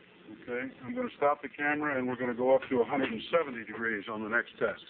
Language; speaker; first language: English; native; English